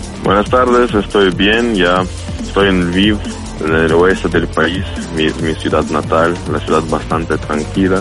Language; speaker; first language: Spanish; non-native, fluent; Ukrainian